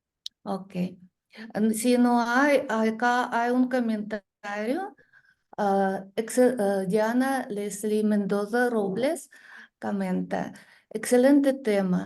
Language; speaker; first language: Spanish; non-native, learner; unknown